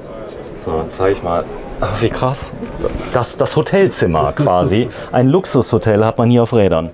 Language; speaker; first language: German; native; German